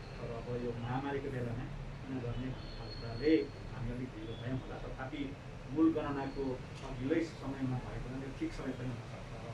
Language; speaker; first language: Nepali; non-native, local second language; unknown